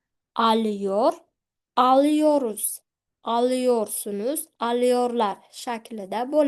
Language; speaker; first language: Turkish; non-native, fluent; Uzbek